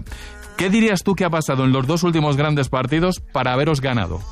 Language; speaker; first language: Spanish; native; Spanish